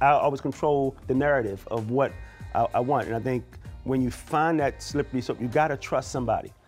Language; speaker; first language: English; native; English